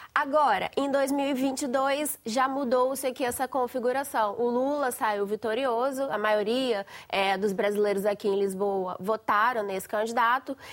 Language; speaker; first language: Portuguese; native; Portuguese